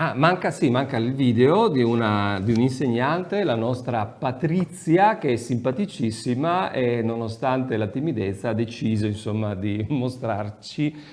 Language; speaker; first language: Italian; native; Italian